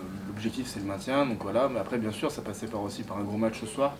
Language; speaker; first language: French; native; French